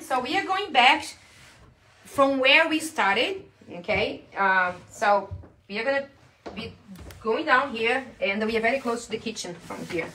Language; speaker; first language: English; non-native, fluent; Portuguese